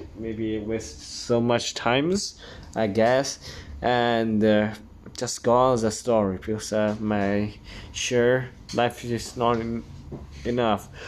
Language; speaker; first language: English; non-native, learner; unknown